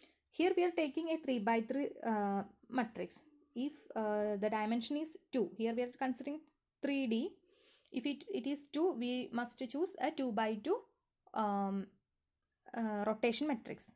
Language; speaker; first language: English; non-native, local second language; Malayalam